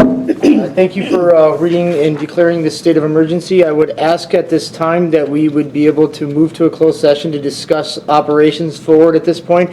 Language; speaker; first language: English; native; English